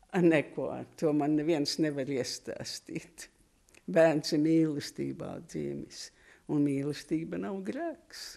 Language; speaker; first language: Latvian; early bilingual, heritage; Latvian